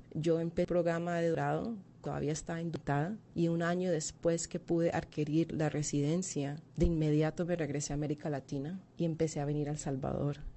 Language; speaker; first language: Spanish; early bilingual, heritage; Spanish